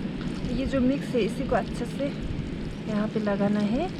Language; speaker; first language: Hindi; non-native, local second language; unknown